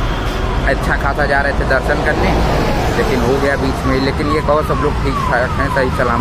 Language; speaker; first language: Hindi; native; Hindi